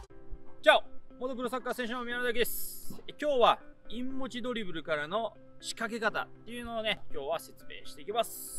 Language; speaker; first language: Japanese; native; Japanese